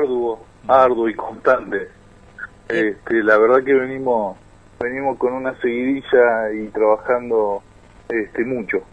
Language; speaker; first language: Spanish; native; Spanish